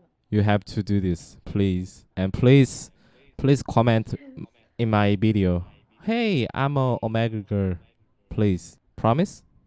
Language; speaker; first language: English; non-native, learner; Korean